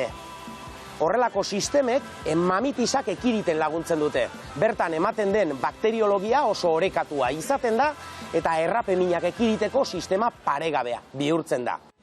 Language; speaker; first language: Basque; native; Basque